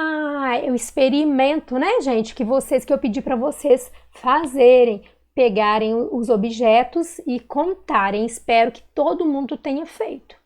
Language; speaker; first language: Portuguese; native; Portuguese